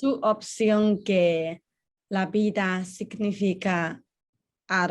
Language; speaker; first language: Spanish; non-native, learner; English